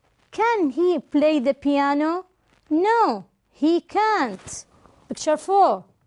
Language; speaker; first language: English; non-native, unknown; Arabic